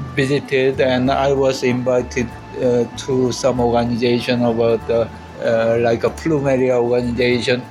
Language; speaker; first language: English; non-native, learner; Korean